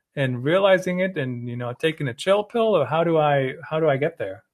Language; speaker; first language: English; early bilingual, other home language; German